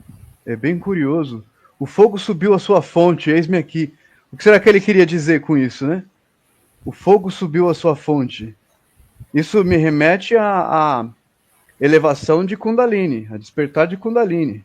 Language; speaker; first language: Portuguese; native; Portuguese